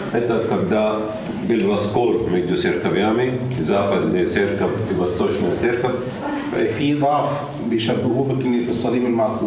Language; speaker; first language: Russian; non-native, learner; Arabic